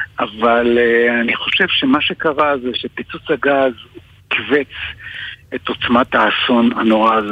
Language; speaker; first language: Hebrew; native; Hebrew